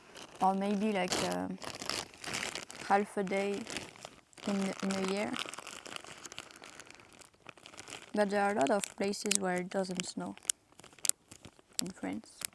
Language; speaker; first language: English; non-native, fluent; French